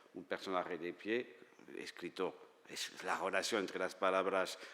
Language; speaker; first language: Spanish; non-native, fluent; French